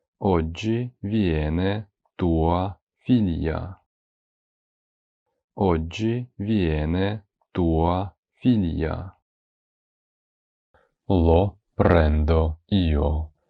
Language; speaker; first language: Italian; non-native, fluent; Ukrainian